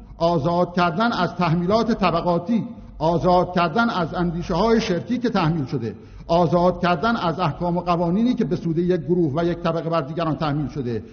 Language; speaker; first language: Persian; non-native, local second language; Azerbaijani